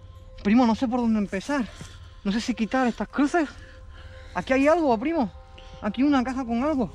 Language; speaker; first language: Spanish; native; Spanish